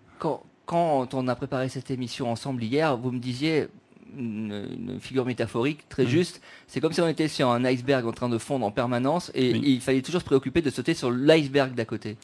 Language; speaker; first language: French; native; French